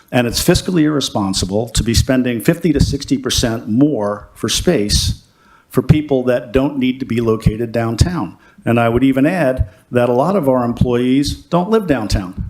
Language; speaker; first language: English; native; English